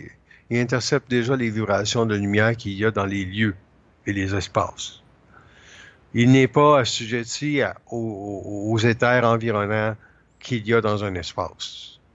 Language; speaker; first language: French; native; French